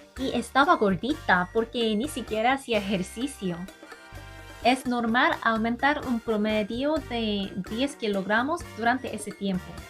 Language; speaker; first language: Spanish; non-native, learner; Korean